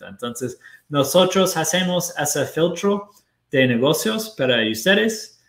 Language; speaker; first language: Spanish; non-native, fluent; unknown